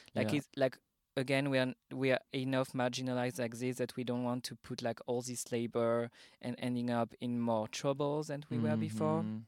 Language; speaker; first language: English; non-native, fluent; French